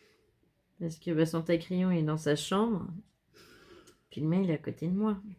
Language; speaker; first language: French; native; French